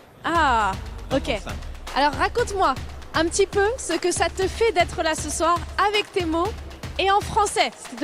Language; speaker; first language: French; native; French